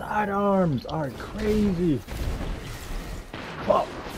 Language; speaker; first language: English; native; English